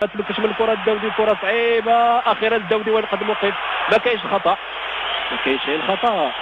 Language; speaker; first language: Arabic; native; Arabic